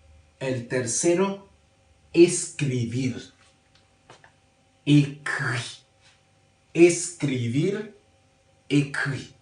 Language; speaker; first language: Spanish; non-native, learner; Haitian Creole